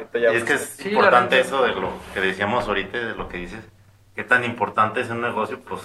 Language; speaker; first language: Spanish; native; Spanish